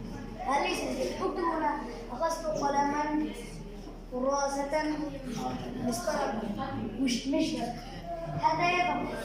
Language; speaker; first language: Arabic; non-native, learner; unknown